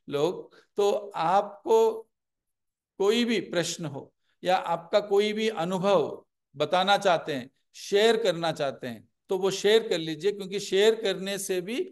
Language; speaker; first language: Hindi; non-native, local second language; Telugu